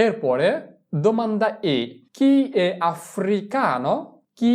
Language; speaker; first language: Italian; non-native, fluent; Bangla